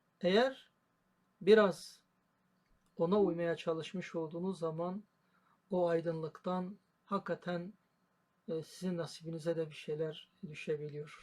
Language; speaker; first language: Turkish; native; Turkish